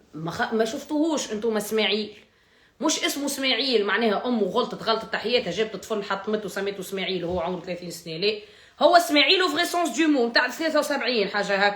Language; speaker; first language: Arabic; native; Arabic